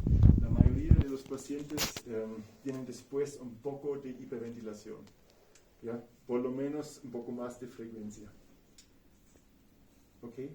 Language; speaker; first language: Spanish; non-native, fluent; German